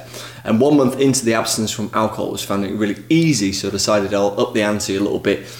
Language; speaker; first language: English; native; English